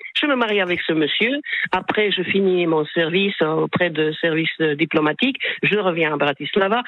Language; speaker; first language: French; non-native, fluent; Slovak